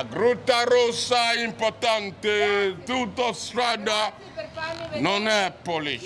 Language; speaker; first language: Italian; non-native, learner; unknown